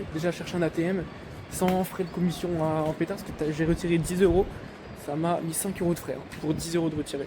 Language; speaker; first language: French; native; French